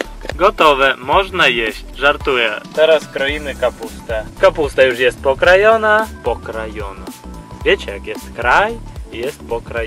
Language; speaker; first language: Polish; non-native, fluent; Ukrainian